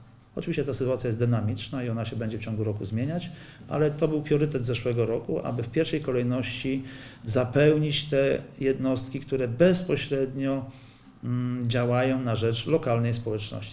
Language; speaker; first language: Polish; native; Polish